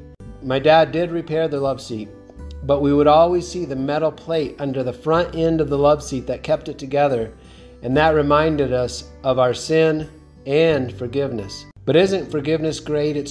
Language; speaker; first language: English; native; English